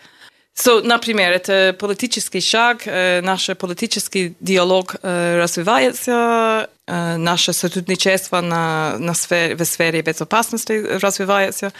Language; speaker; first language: Russian; non-native, learner; English